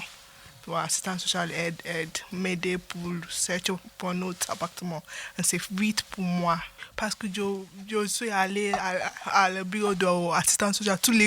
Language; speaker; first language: French; non-native, learner; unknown